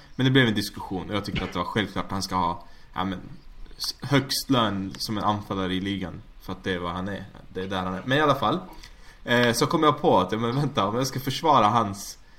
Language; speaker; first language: Swedish; early bilingual, other home language; Arabic